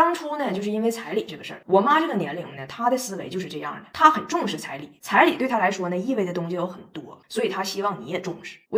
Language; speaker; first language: Chinese; native; Chinese